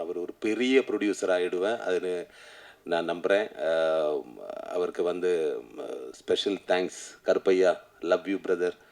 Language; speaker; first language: Tamil; non-native, learner; Malayalam